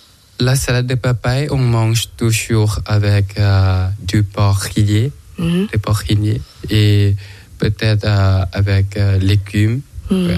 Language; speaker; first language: French; non-native, learner; Thai